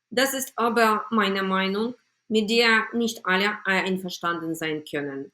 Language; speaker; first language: German; non-native, fluent; Ukrainian